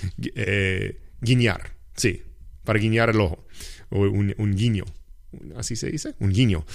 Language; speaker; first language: Spanish; non-native, fluent; English